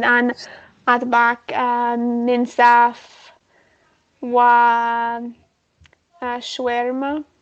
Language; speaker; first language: Arabic; non-native, learner; English